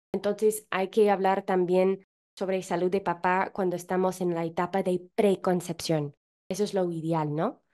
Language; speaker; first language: Spanish; non-native, fluent; English